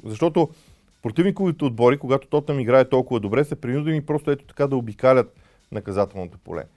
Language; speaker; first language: Bulgarian; native; Bulgarian